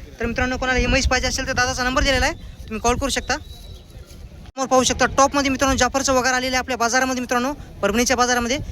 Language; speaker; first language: Marathi; native; Marathi